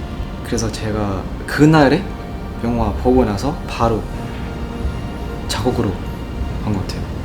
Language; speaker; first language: Korean; non-native, fluent; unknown